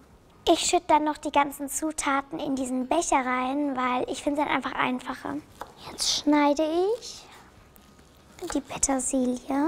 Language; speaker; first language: German; native; German